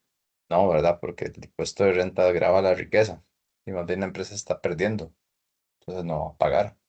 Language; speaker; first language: Spanish; native; Spanish